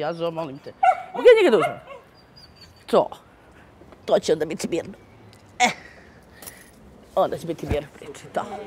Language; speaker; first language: Serbian; native; Serbian